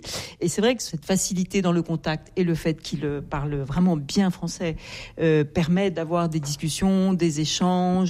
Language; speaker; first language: French; native; French